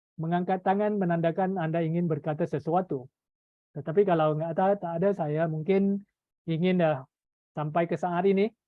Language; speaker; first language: Malay; native; Malay